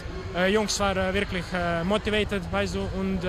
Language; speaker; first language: German; non-native, learner; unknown